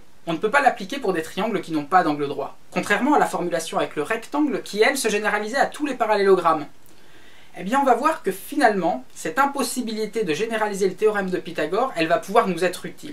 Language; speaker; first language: French; native; French